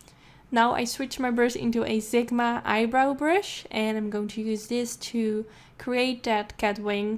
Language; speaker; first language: English; non-native, fluent; Dutch